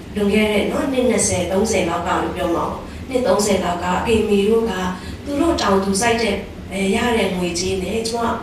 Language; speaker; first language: Burmese; non-native, local second language; Shan